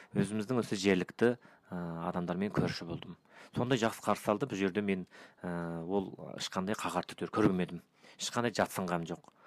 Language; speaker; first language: Kazakh; early bilingual, heritage; Kazakh